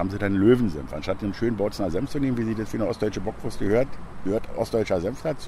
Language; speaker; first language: German; native; German